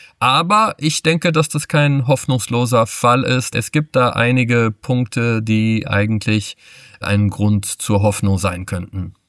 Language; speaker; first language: German; early bilingual, other home language; Portuguese